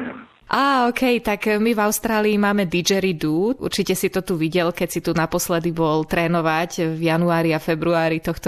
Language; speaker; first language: Slovak; native; Slovak